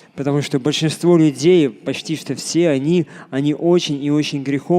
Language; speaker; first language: Russian; native; Russian